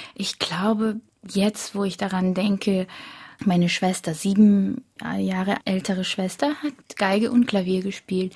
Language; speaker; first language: German; early bilingual, other home language; Korean